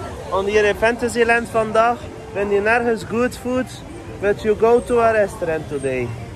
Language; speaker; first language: English; non-native, learner; Dutch